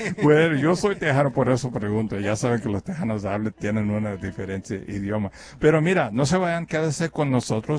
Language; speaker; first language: Spanish; early bilingual, other home language; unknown